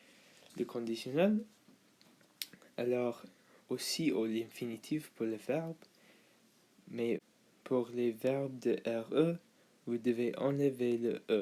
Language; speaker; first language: French; non-native, learner; English